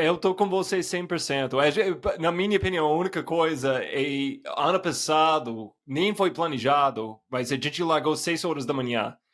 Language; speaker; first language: Portuguese; non-native, fluent; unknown